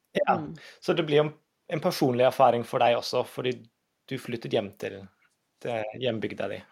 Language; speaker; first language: Norwegian; non-native, fluent; German